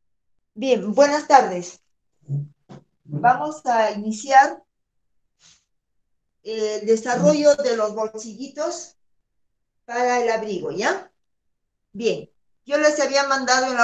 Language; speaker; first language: Spanish; native; Spanish